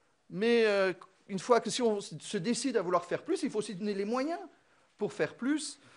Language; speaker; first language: French; non-native, local second language; Luxembourgish